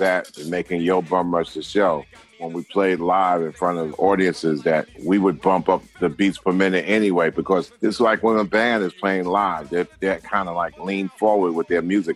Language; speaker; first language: English; native; English